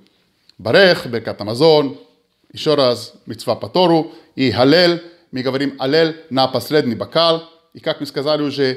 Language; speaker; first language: Russian; early bilingual, heritage; Hebrew